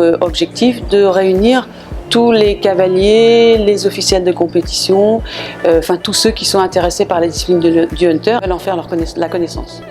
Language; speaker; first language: French; native; French